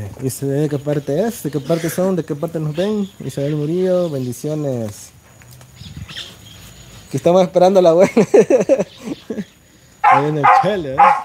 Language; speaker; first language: Spanish; native; Spanish